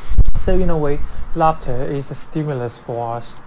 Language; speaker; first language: English; non-native, fluent; Chinese